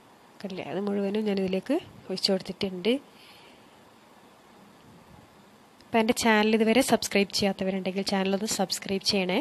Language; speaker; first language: Malayalam; native; Malayalam